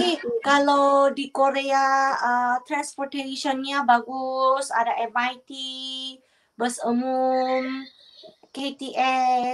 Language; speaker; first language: Indonesian; non-native, fluent; Korean